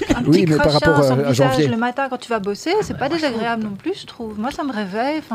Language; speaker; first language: French; native; French